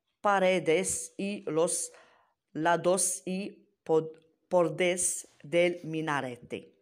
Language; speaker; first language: Spanish; non-native, learner; Arabic